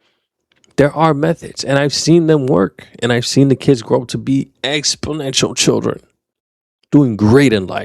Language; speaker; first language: English; native; English